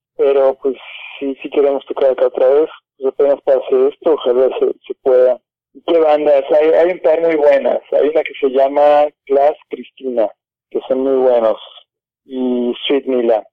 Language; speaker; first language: Spanish; native; Spanish